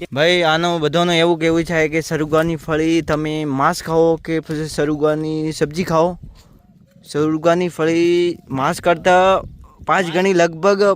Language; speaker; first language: Gujarati; native; Gujarati